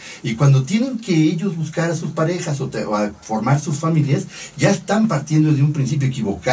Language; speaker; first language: Spanish; native; Spanish